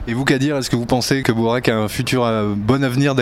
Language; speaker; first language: French; native; French